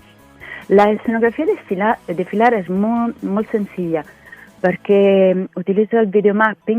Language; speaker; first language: Catalan; non-native, fluent; Italian